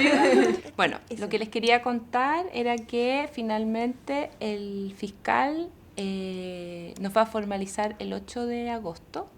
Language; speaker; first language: Spanish; native; Spanish